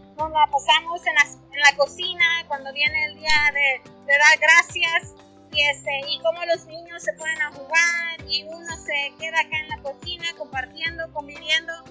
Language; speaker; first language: Spanish; early bilingual, heritage; Spanish